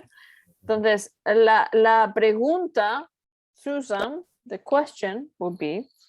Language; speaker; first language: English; non-native, fluent; Spanish